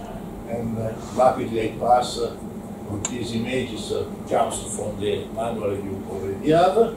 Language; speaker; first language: English; non-native, learner; Italian